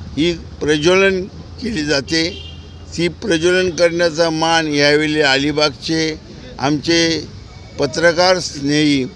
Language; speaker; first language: Marathi; native; Marathi